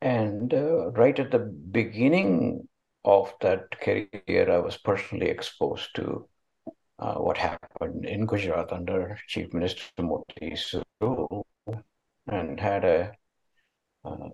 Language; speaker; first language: English; non-native, local second language; Kannada